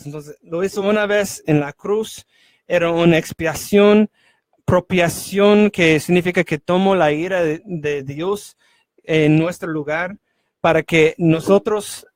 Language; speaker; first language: Spanish; non-native, fluent; English